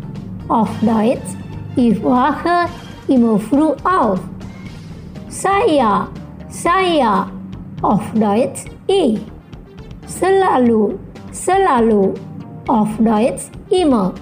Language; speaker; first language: German; non-native, learner; Indonesian